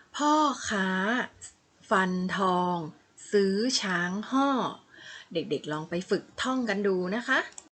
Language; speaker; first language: Thai; native; Thai